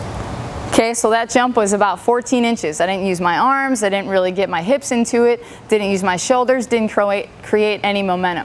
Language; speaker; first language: English; native; English